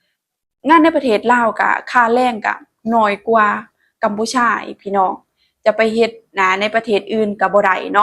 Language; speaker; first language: Thai; non-native, local second language; Northeastern Thai